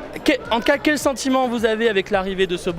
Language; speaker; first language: French; native; French